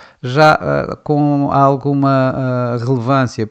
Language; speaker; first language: Portuguese; native; Portuguese